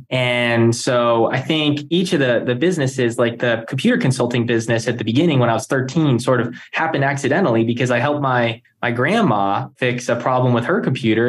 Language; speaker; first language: English; native; English